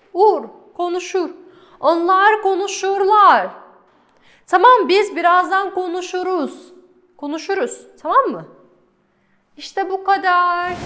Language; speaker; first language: Turkish; non-native, fluent; Kazakh